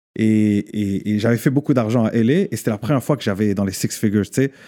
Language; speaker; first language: French; non-native, local second language; Arabic